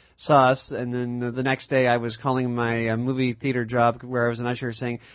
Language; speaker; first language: English; native; English